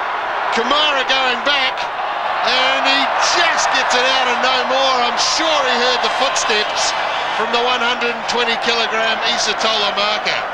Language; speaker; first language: English; native; English